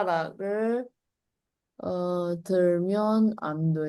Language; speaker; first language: Korean; non-native, learner; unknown